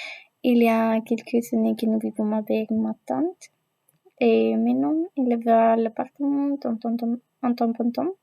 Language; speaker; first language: French; non-native, learner; Spanish